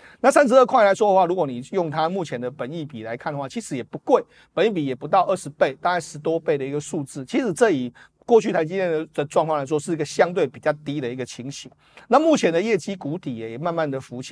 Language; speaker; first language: Chinese; native; Chinese